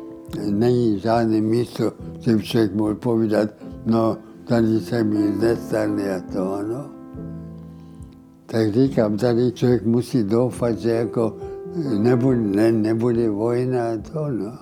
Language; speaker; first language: Czech; early bilingual, heritage; Czech